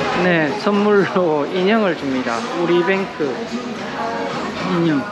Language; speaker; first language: Korean; native; Korean